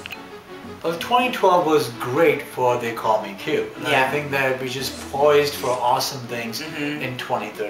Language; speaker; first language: English; native; English